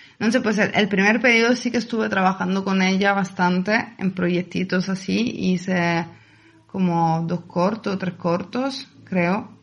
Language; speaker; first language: Spanish; non-native, fluent; Italian